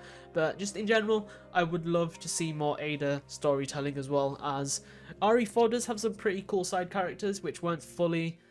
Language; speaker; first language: English; native; English